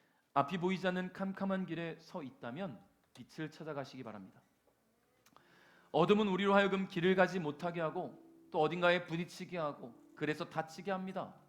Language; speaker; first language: Korean; native; Korean